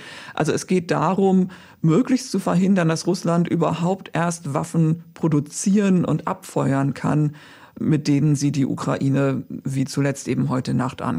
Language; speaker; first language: German; native; German